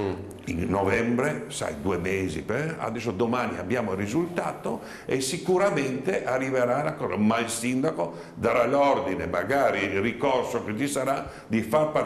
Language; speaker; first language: Italian; native; Italian